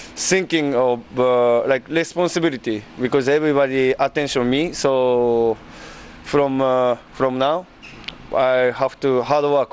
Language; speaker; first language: English; non-native, learner; Japanese